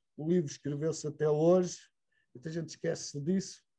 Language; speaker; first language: Portuguese; native; Portuguese